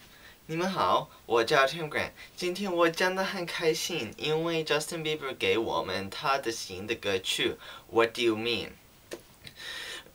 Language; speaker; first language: Chinese; non-native, learner; English